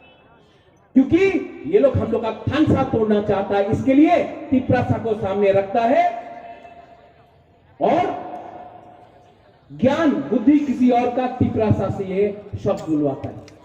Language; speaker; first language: Hindi; non-native, local second language; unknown